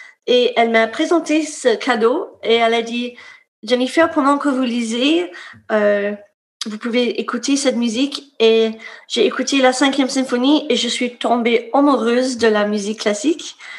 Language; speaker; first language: French; non-native, fluent; English